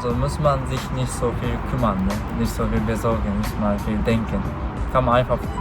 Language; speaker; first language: German; non-native, learner; Japanese